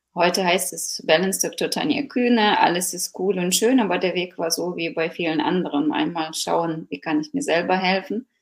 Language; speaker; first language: German; non-native, fluent; Ukrainian